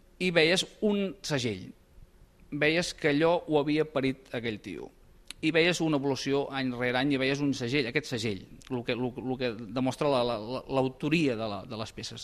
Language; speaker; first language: Catalan; native; Catalan